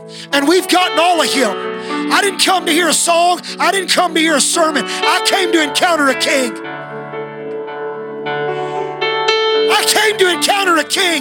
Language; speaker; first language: English; native; English